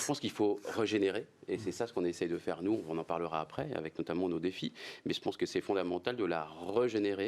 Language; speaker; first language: French; native; French